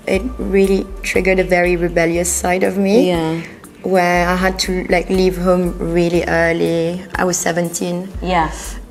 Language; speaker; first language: English; non-native, fluent; French